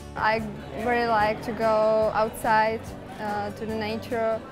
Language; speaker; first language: English; non-native, learner; Czech